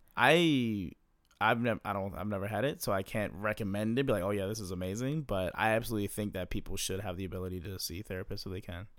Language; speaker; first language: English; native; English